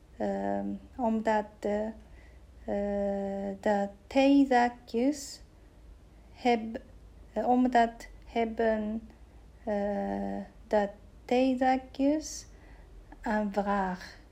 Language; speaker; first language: Dutch; non-native, learner; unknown